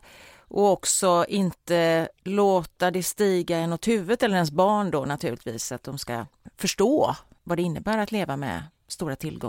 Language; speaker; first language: Swedish; native; Swedish